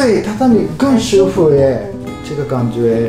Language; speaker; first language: Chinese; non-native, fluent; Japanese